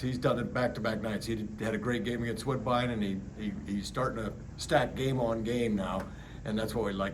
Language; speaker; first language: English; native; English